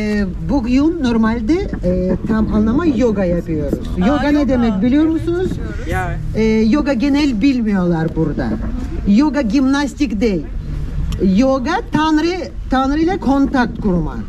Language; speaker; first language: Turkish; non-native, learner; Russian